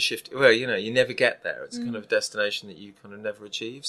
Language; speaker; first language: English; native; English